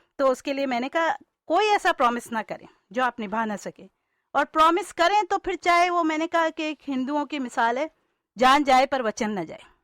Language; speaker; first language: Urdu; native; Urdu